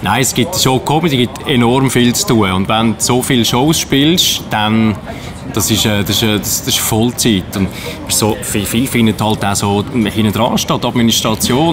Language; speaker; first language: German; native; German